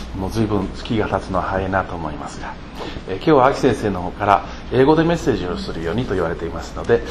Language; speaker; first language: Japanese; native; Japanese